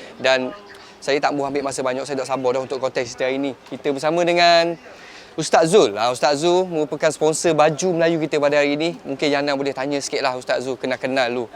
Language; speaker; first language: Malay; native; Malay